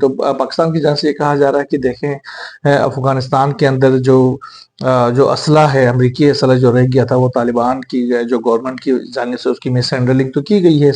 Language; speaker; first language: Urdu; native; Urdu